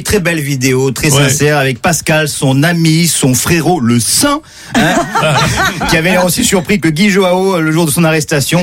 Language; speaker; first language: French; native; French